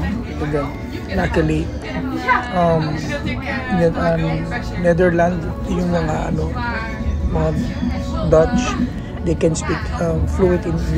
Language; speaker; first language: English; non-native, local second language; Filipino